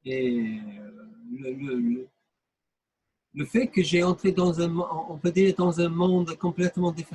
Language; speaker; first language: French; non-native, fluent; English